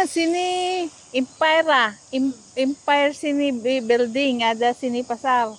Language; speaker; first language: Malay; non-native, learner; Filipino